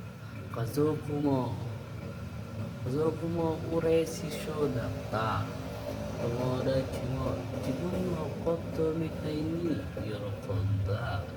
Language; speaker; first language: Japanese; non-native, learner; Indonesian